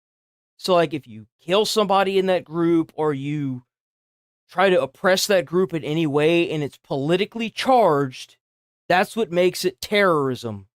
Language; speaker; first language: English; native; English